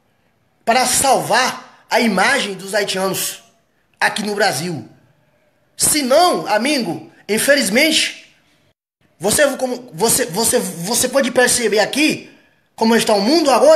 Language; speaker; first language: Portuguese; non-native, fluent; Haitian Creole